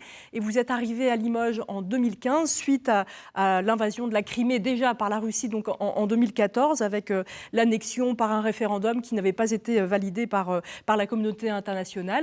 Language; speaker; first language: French; native; French